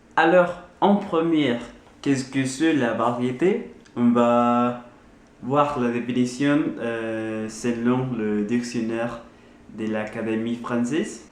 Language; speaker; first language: French; non-native, learner; Spanish